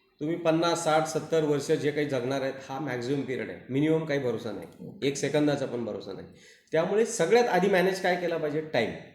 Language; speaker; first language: Marathi; native; Marathi